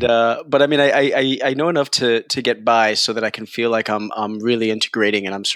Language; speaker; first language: English; early bilingual, other home language; Spanish